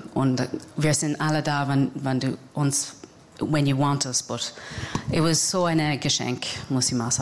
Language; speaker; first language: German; non-native, learner; English